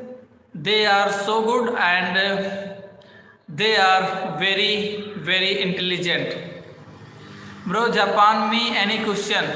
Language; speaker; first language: English; non-native, learner; Hindi